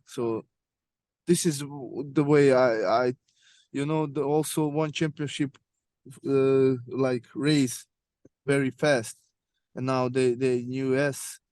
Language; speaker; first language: English; non-native, learner; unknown